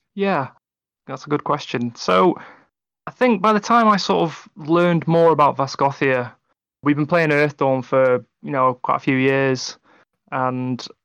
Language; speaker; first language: English; native; English